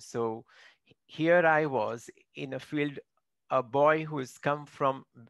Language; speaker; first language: English; non-native, local second language; Marathi